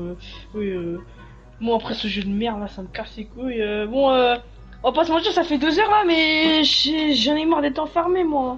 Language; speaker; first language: French; native; French